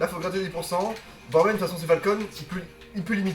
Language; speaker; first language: French; native; French